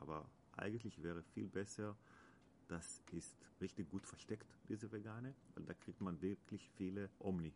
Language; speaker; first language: German; non-native, learner; Hebrew